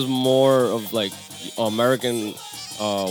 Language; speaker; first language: English; native; English